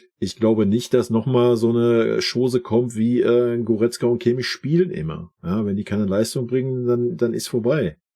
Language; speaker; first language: German; native; German